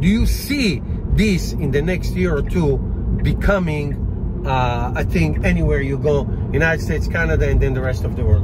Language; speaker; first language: English; non-native, fluent; Hebrew